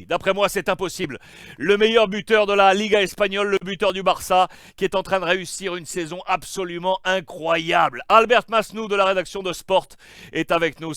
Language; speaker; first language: French; native; French